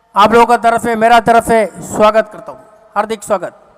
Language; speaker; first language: Hindi; non-native, local second language; Malayalam